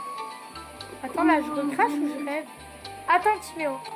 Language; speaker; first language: French; native; French